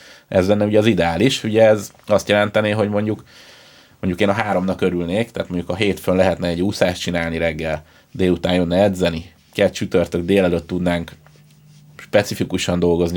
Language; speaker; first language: Hungarian; native; Hungarian